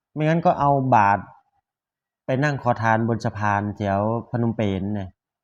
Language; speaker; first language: Thai; native; Thai